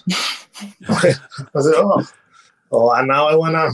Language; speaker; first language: English; non-native, learner; Spanish